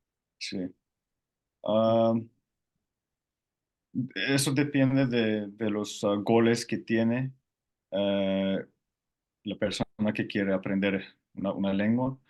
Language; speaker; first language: Spanish; non-native, fluent; Finnish